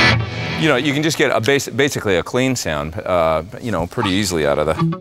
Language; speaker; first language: English; native; English